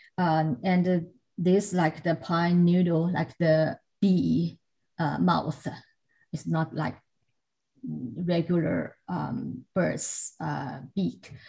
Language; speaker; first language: English; non-native, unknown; Chinese